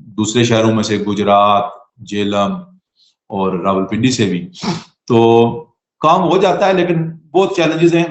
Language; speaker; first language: Urdu; non-native, local second language; Pahari-Potwari